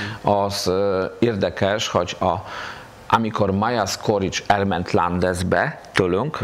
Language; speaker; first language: Hungarian; non-native, fluent; Polish